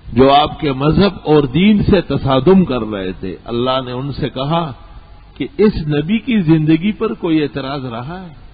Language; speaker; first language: Urdu; non-native, local second language; Pashto